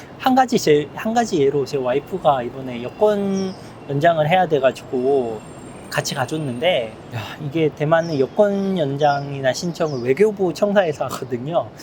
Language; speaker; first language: Korean; native; Korean